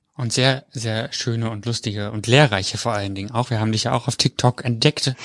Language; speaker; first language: German; native; German